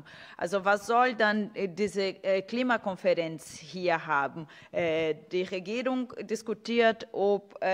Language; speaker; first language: German; non-native, fluent; Portuguese